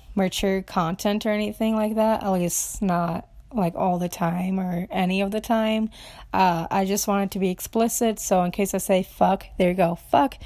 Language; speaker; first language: English; non-native, fluent; Romanian